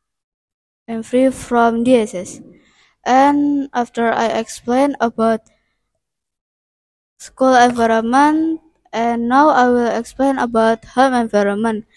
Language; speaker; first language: English; non-native, learner; Indonesian